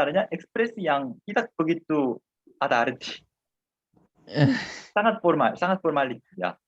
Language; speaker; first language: Indonesian; non-native, fluent; Korean